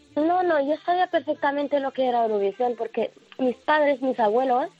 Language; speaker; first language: Spanish; non-native, fluent; Arabic